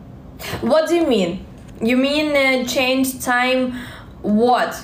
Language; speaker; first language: English; non-native, learner; Russian